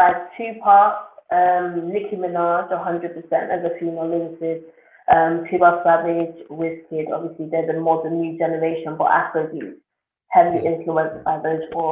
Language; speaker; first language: English; native; English